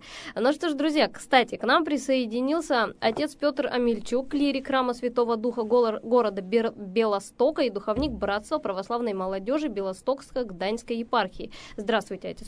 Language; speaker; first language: Russian; native; Russian